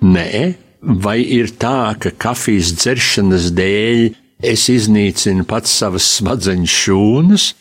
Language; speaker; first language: Latvian; early bilingual, heritage; Latvian